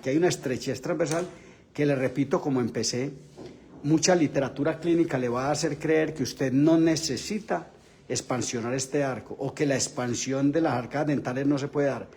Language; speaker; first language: Spanish; native; Spanish